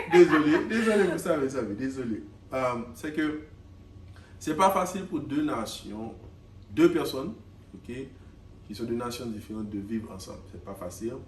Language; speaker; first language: French; non-native, local second language; Haitian Creole